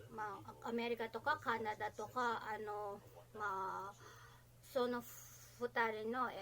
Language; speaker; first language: Japanese; non-native, learner; Filipino